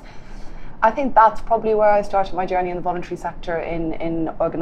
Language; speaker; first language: English; native; English